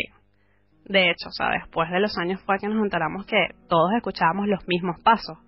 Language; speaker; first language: Spanish; native; Spanish